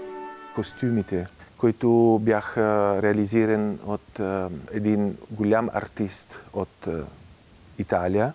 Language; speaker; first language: Bulgarian; non-native, fluent; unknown